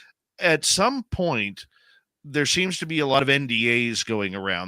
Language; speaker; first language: English; native; English